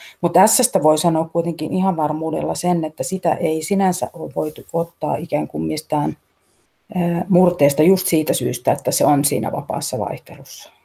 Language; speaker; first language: Finnish; native; Finnish